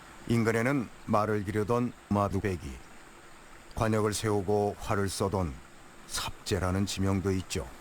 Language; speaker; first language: Korean; native; Korean